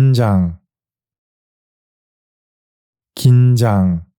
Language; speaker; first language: Korean; native; Korean